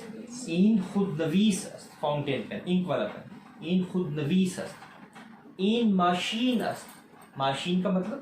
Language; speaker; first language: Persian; non-native, fluent; Urdu